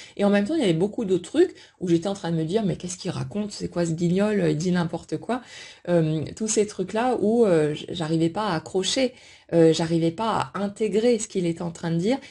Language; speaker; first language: French; native; French